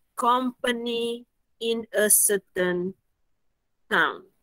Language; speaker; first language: English; non-native, local second language; Malay